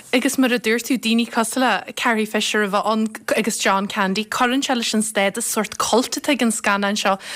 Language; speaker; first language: Irish; native; Irish